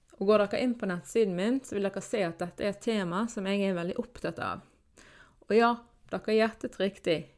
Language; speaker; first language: Norwegian; early bilingual, other home language; Arabic